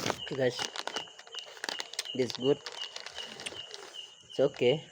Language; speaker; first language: English; non-native, learner; Indonesian